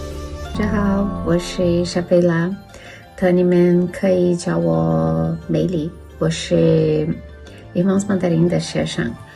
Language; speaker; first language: Chinese; non-native, learner; Portuguese